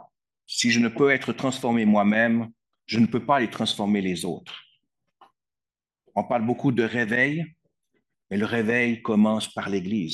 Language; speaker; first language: French; native; French